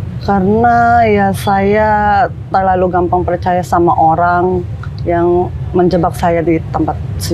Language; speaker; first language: Indonesian; non-native, fluent; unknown